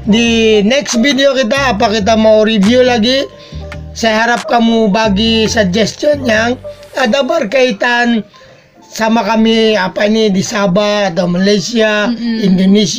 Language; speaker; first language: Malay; non-native, learner; Filipino